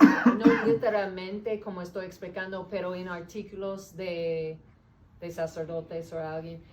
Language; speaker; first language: Spanish; non-native, learner; English